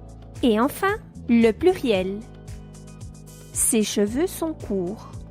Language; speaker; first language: French; non-native, fluent; Spanish